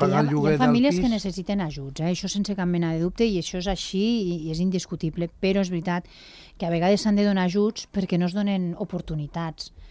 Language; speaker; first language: Catalan; non-native, local second language; Spanish